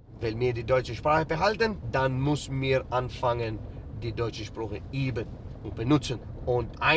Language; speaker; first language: German; early bilingual, heritage; English